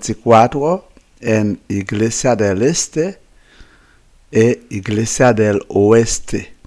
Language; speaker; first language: Spanish; non-native, fluent; Haitian Creole